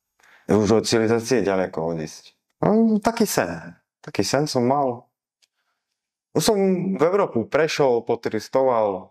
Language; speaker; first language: Russian; non-native, learner; Slovak